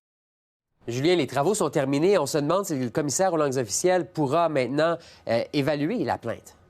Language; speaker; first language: French; native; French